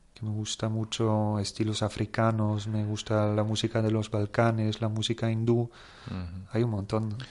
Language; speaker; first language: Spanish; non-native, fluent; German